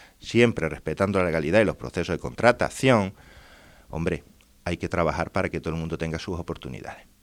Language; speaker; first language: Spanish; native; Spanish